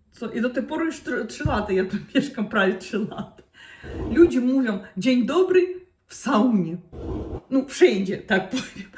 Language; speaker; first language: Polish; non-native, learner; Russian